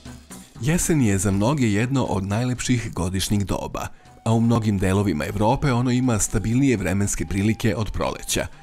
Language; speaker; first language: Serbian; native; Serbian